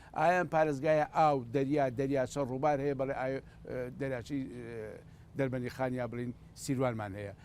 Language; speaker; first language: Central Kurdish; native; Central Kurdish